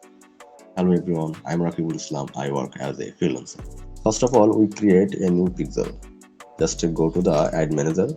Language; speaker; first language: English; non-native, local second language; Bangla